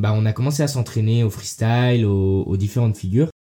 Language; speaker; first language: French; early bilingual, heritage; French